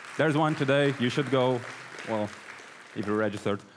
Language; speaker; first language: English; non-native, fluent; Slovenian